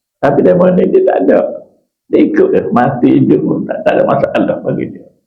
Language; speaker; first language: Malay; native; Malay